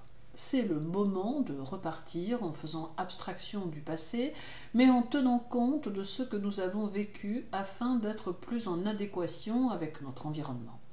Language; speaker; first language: French; native; French